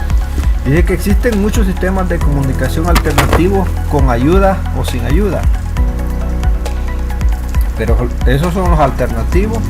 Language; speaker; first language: Spanish; native; Spanish